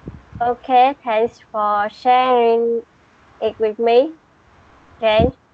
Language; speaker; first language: English; non-native, learner; Vietnamese